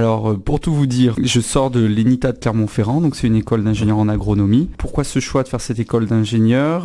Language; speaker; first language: French; native; French